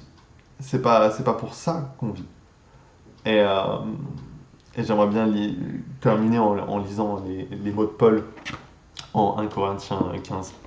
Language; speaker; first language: French; native; French